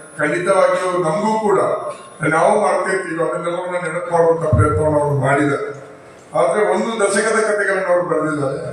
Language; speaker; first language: Kannada; non-native, local second language; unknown